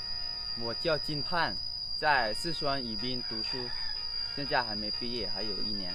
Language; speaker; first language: Chinese; non-native, fluent; Lao